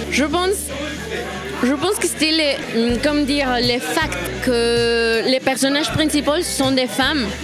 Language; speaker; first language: French; non-native, fluent; Spanish